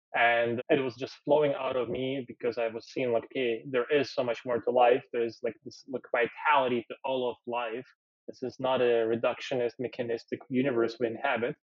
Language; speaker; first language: English; early bilingual, other home language; Ukrainian